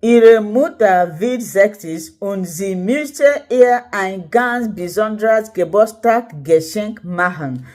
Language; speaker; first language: German; non-native, learner; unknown